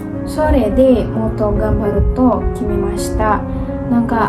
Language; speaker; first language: Japanese; non-native, learner; Indonesian